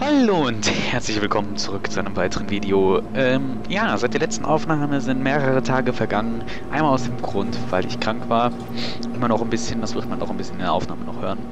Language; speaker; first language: German; native; German